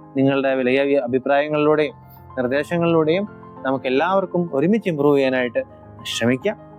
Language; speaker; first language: Malayalam; early bilingual, heritage; Malayalam